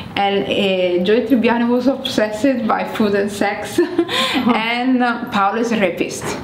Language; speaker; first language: English; non-native, fluent; Somali